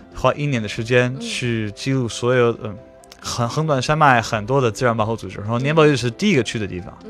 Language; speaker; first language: Chinese; non-native, fluent; English